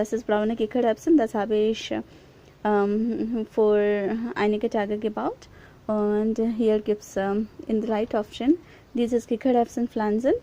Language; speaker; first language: German; non-native, learner; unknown